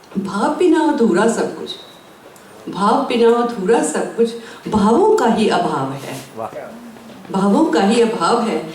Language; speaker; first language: Hindi; native; Hindi